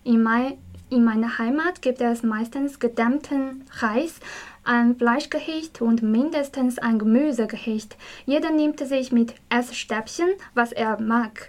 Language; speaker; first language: German; non-native, fluent; Chinese